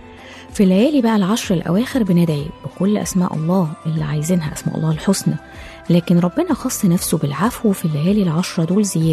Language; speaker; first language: Arabic; native; Arabic